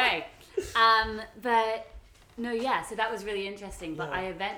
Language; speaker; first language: English; native; English